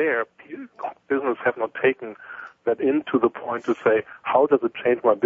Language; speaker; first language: English; non-native, fluent; Italian